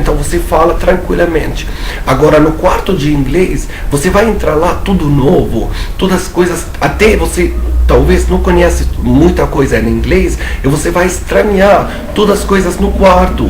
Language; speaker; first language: Portuguese; non-native, fluent; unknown